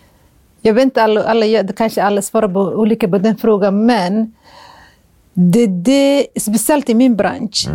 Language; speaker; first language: Swedish; non-native, fluent; Somali